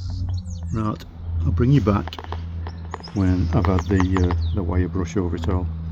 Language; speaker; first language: English; native; English